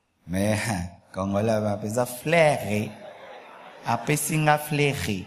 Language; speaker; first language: French; non-native, local second language; Lingala